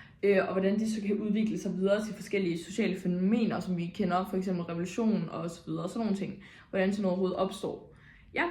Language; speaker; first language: Danish; native; Danish